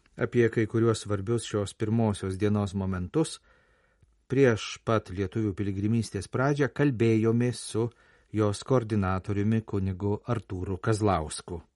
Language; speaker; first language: Lithuanian; native; Lithuanian